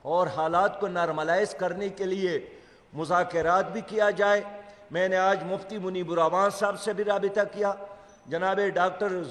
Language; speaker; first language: Urdu; non-native, local second language; Pashto